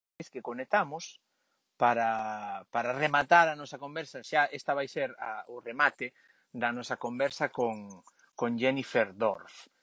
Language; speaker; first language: Galician; non-native, local second language; Spanish